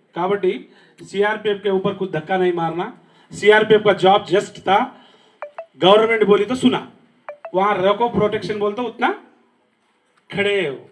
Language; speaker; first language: Hindi; non-native, local second language; Lambadi